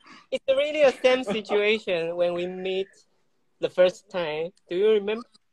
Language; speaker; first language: English; non-native, learner; Chinese